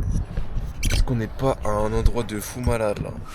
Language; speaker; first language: French; native; French